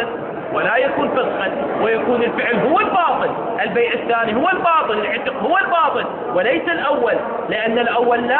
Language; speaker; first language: Arabic; native; Arabic